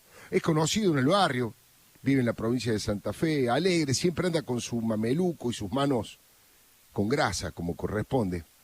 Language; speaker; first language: Spanish; native; Spanish